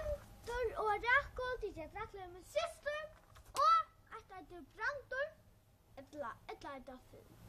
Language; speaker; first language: Danish; non-native, local second language; Faroese